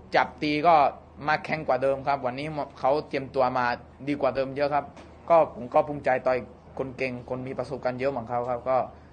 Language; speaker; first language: Thai; non-native, fluent; Spanish